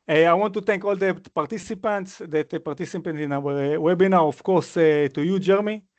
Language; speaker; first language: English; non-native, fluent; Hebrew